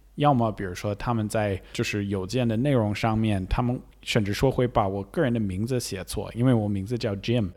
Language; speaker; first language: Chinese; non-native, fluent; English